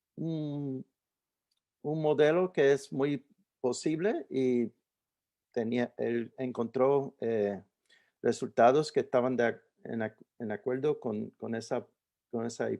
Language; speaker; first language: Spanish; early bilingual, heritage; Spanish